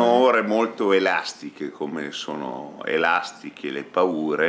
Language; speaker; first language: Italian; native; Italian